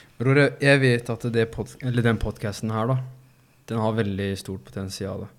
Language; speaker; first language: Norwegian; early bilingual, other home language; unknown